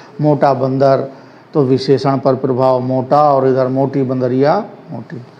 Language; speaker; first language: Hindi; native; Hindi